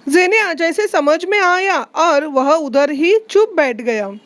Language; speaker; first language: Hindi; non-native, local second language; Marathi